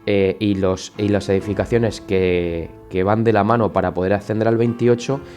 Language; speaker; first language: Spanish; native; Spanish